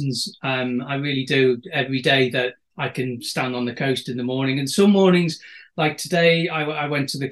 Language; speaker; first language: English; native; English